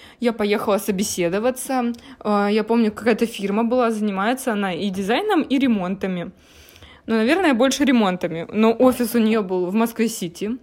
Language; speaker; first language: Russian; native; Russian